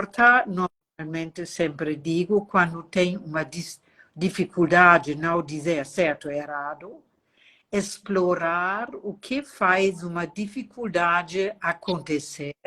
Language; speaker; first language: Portuguese; non-native, fluent; German